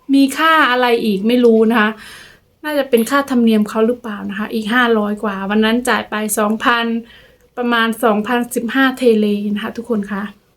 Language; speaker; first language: Thai; native; Thai